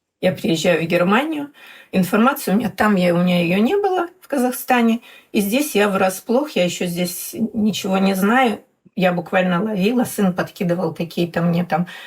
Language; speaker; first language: Russian; native; Russian